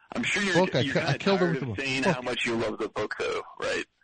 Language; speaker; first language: English; native; English